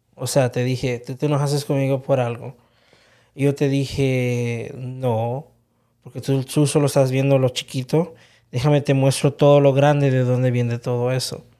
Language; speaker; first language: Spanish; early bilingual, heritage; Spanish